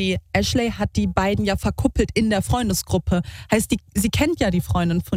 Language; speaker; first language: German; native; German